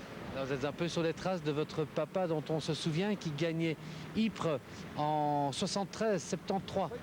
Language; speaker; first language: French; native; French